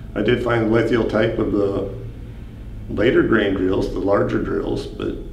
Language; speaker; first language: English; native; English